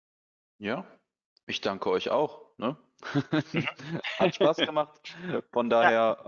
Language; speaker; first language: German; native; German